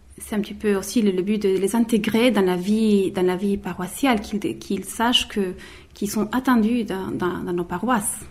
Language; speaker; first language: French; non-native, fluent; Spanish